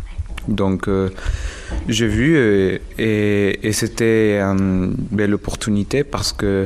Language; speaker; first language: French; non-native, fluent; Spanish